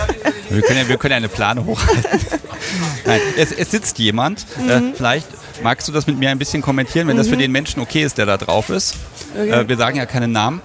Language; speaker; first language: German; native; German